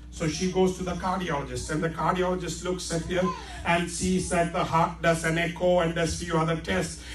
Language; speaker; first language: English; non-native, local second language; Malayalam